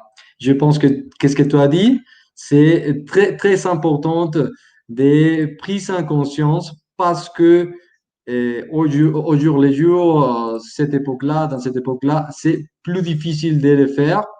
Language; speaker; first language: French; non-native, learner; Spanish